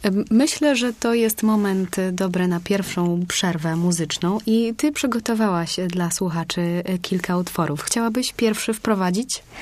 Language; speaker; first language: Polish; native; Polish